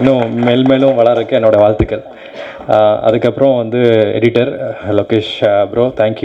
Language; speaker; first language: Tamil; native; Tamil